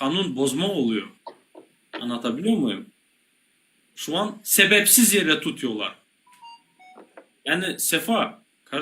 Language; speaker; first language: Turkish; non-native, learner; Turkmen